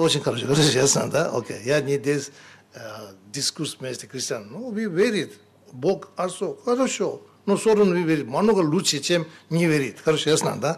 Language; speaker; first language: Russian; non-native, learner; Tibetan